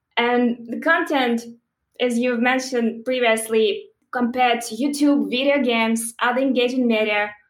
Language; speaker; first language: English; non-native, fluent; Russian